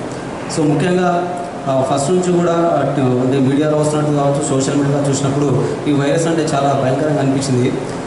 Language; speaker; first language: Telugu; native; Telugu